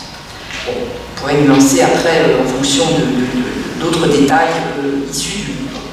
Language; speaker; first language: French; native; French